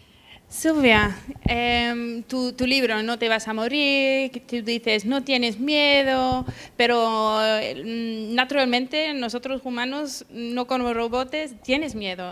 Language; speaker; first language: Spanish; non-native, learner; English